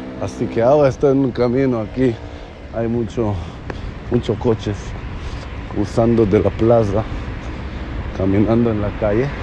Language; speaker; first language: Spanish; non-native, fluent; Hebrew